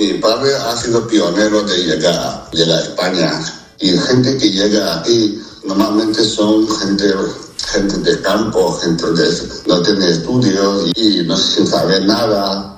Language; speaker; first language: Spanish; non-native, fluent; Chinese